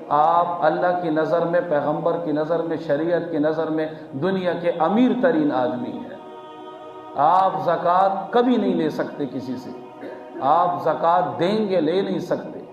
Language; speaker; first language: Urdu; non-native, local second language; Pashto